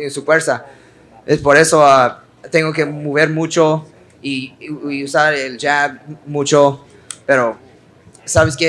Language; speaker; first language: Spanish; early bilingual, heritage; English